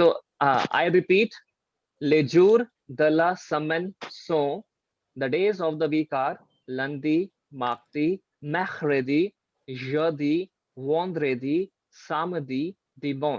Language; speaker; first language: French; non-native, learner; Hindi